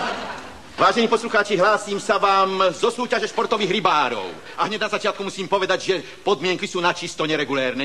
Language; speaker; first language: Slovak; native; Slovak